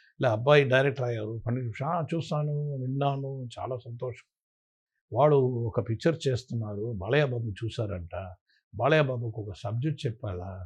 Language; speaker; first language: Telugu; non-native, learner; Tamil